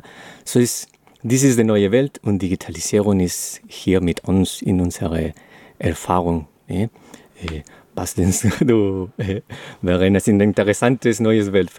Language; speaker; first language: German; non-native, learner; Spanish